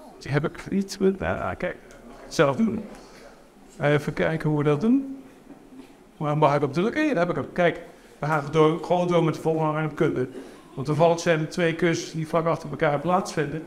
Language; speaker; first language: Dutch; native; Dutch